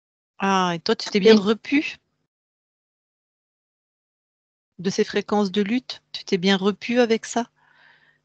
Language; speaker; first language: French; native; French